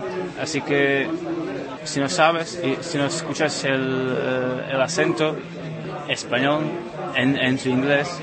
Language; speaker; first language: Spanish; non-native, fluent; Czech